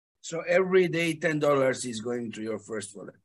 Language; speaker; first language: English; non-native, fluent; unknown